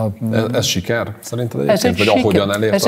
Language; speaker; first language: Hungarian; native; Hungarian